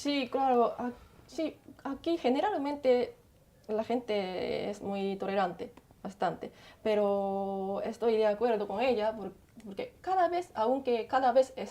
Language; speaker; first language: Spanish; non-native, learner; Japanese